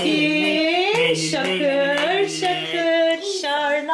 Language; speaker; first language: Turkish; native; Turkish